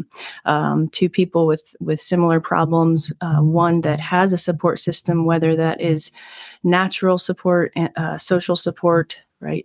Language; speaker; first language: English; native; English